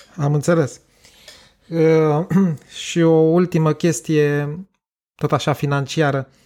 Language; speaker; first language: Romanian; native; Romanian